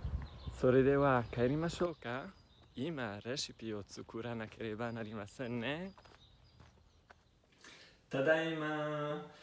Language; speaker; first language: Japanese; non-native, learner; Italian